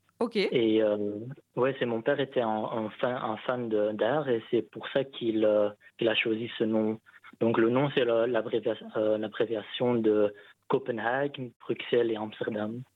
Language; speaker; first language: French; non-native, local second language; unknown